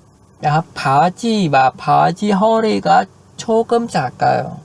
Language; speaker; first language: Korean; non-native, fluent; Khmer